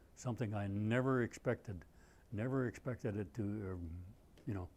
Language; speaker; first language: English; native; English